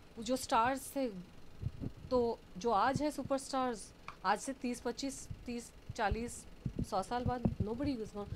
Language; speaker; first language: Hindi; non-native, local second language; Bangla